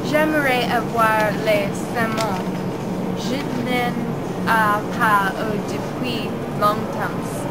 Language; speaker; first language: French; non-native, learner; English